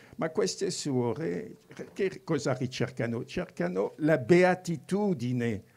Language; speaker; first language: Italian; non-native, fluent; French